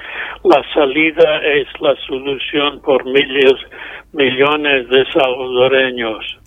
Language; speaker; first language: Spanish; non-native, fluent; English